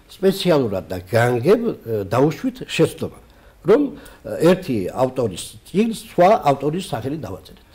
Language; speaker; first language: Georgian; native; Georgian